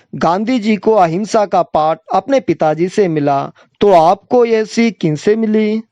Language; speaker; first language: Hindi; non-native, local second language; Telugu